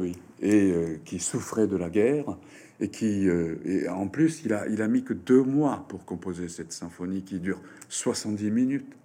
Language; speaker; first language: French; non-native, fluent; Japanese